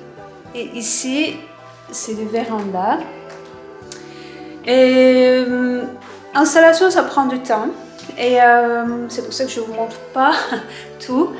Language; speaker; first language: French; non-native, fluent; Turkish